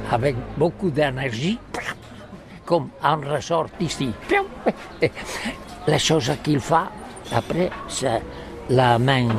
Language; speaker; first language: French; non-native, learner; Spanish